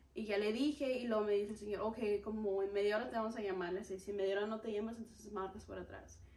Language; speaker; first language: Spanish; early bilingual, heritage; Spanish